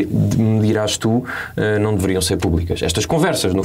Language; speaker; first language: Portuguese; native; Portuguese